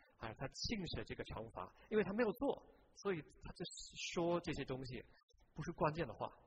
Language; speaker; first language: Chinese; non-native, fluent; English